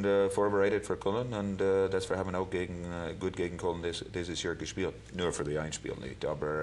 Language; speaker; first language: German; non-native, learner; English